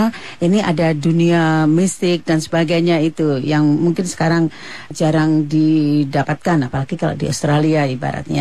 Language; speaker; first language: Indonesian; native; Indonesian